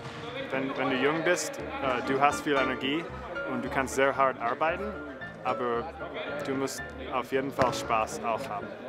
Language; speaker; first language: German; non-native, fluent; English